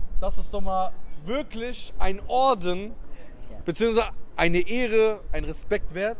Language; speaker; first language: German; early bilingual, other home language; Persian